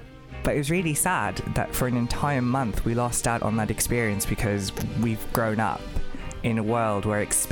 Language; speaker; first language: English; non-native, local second language; Bangla